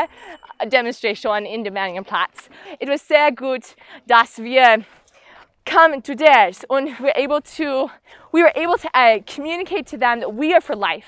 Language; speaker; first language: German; non-native, learner; English